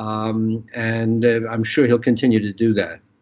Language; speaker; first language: English; native; English